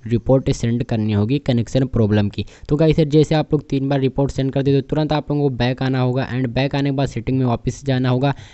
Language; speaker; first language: Hindi; native; Hindi